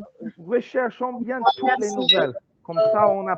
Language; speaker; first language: French; non-native, learner; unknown